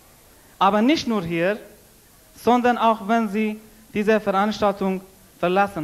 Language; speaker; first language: German; non-native, fluent; Persian